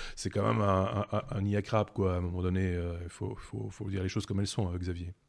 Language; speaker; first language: French; native; French